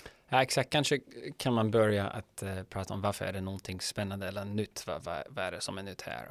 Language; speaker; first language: Swedish; non-native, fluent; German